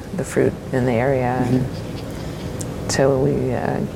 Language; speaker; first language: English; native; English